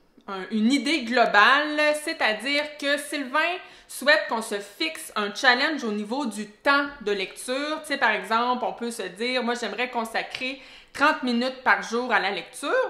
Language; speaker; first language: French; native; French